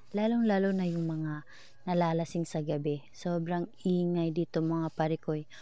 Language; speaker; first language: Filipino; non-native, local second language; Cebuano